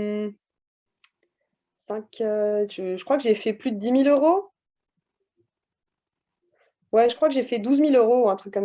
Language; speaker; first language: French; native; French